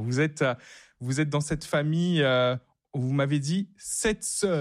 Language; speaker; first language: French; native; French